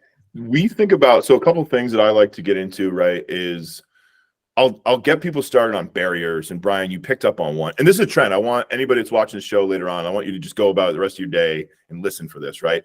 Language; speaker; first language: English; native; English